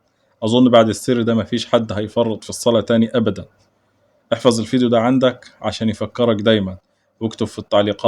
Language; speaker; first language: Arabic; native; Arabic